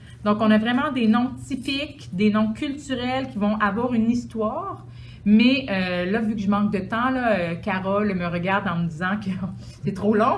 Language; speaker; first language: French; native; French